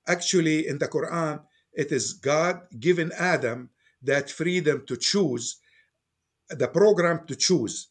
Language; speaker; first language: English; non-native, fluent; Arabic